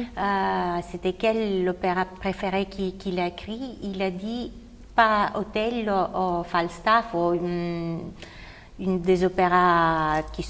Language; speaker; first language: French; non-native, fluent; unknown